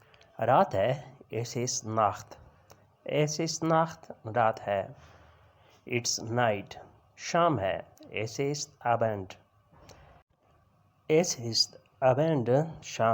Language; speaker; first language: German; non-native, learner; Urdu